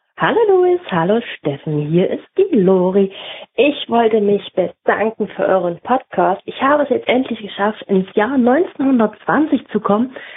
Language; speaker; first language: German; native; German